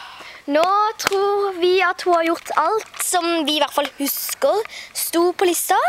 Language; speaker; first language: Norwegian; native; Norwegian